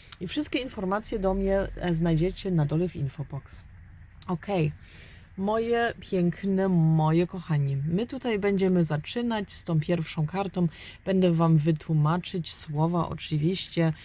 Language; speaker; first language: Polish; early bilingual, heritage; German